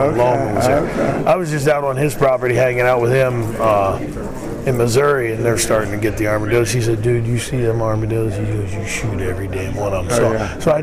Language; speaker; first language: English; native; English